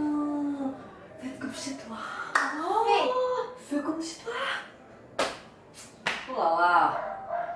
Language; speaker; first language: French; non-native, learner; Portuguese